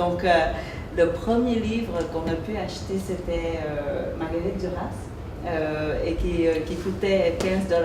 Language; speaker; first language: French; early bilingual, other home language; Vietnamese